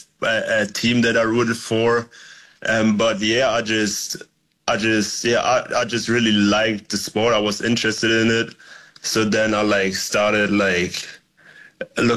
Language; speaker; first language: English; non-native, fluent; German